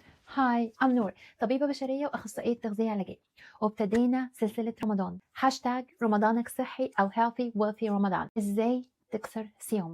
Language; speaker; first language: Arabic; native; Arabic